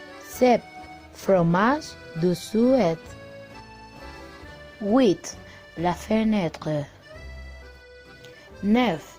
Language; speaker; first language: French; non-native, learner; Spanish